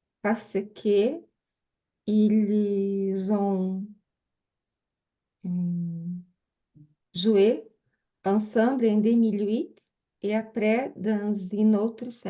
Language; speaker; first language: French; non-native, learner; Portuguese